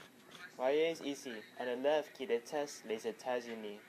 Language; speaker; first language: French; non-native, learner; English